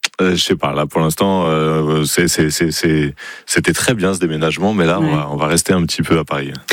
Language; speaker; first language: French; native; French